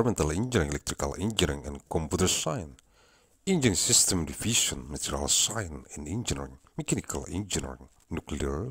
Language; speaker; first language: English; non-native, learner; Indonesian